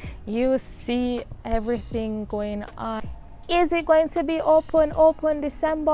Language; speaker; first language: English; native; English